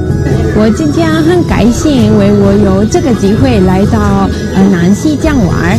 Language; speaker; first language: Chinese; non-native, fluent; Italian